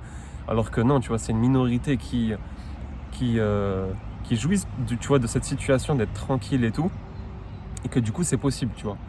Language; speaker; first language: French; native; French